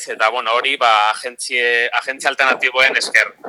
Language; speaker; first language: Basque; non-native, local second language; Spanish